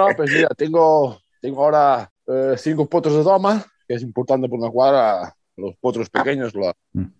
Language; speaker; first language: Spanish; early bilingual, other home language; Portuguese